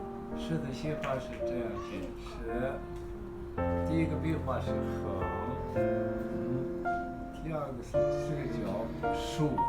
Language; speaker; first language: Chinese; non-native, fluent; Kazakh